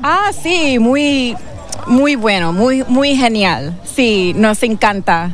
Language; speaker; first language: Spanish; non-native, learner; English